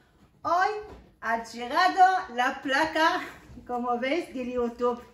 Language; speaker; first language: Spanish; non-native, learner; Arabic